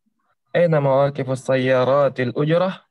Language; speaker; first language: Arabic; non-native, learner; Indonesian